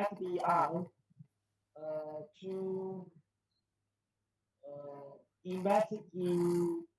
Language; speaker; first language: English; non-native, learner; Chinese